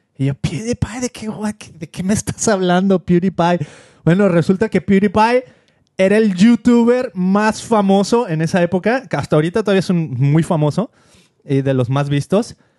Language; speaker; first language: Spanish; native; Spanish